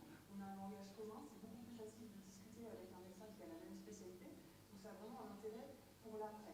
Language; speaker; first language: French; native; French